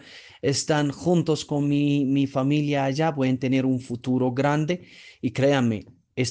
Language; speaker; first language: Spanish; non-native, fluent; Arabic